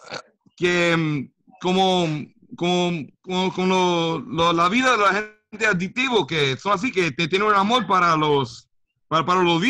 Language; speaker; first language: Spanish; early bilingual, heritage; Spanish